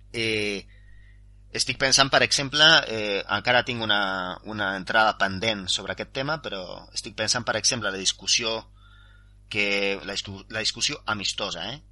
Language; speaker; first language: Catalan; non-native, local second language; Spanish